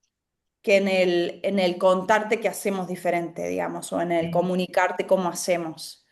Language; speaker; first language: Spanish; native; Spanish